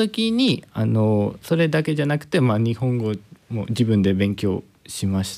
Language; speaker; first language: Japanese; non-native, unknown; Spanish